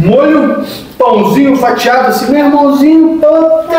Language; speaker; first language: Portuguese; native; Portuguese